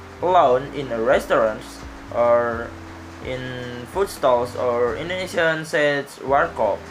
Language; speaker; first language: English; non-native, learner; Indonesian